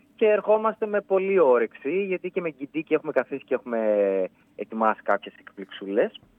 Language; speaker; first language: Greek; native; Greek